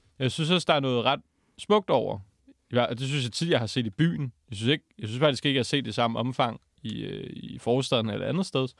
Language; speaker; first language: Danish; native; Danish